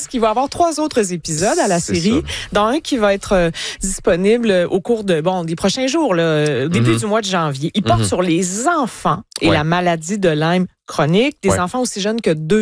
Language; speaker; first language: French; native; French